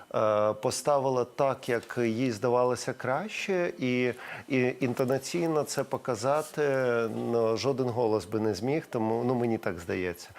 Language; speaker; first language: Ukrainian; non-native, local second language; Russian